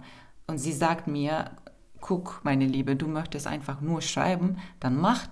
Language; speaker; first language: German; non-native, fluent; Turkish